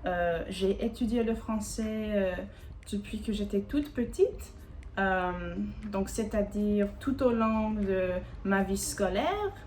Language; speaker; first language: French; non-native, fluent; English